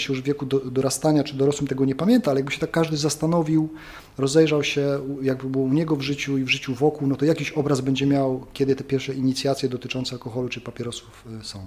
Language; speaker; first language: Polish; native; Polish